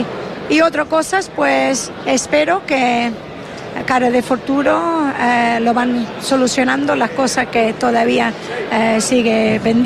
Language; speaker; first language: Spanish; non-native, fluent; English